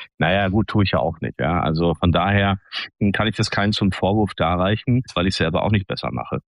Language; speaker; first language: German; native; German